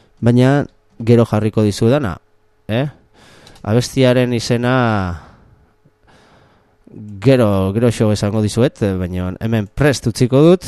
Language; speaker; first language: Basque; native; Basque